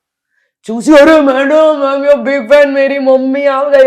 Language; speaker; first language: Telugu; non-native, local second language; Hindi